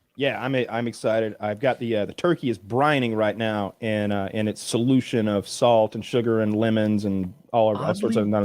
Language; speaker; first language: English; native; English